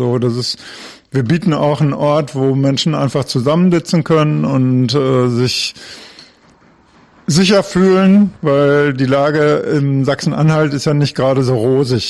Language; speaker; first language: German; native; German